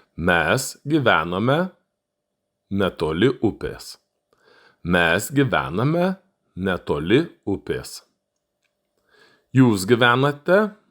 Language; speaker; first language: Lithuanian; non-native, fluent; Russian